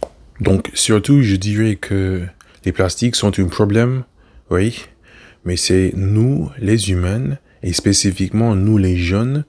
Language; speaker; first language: French; non-native, learner; English